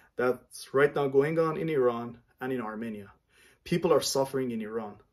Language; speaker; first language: English; non-native, fluent; Armenian